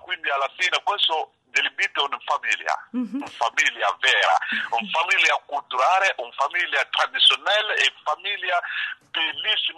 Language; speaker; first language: Italian; non-native, learner; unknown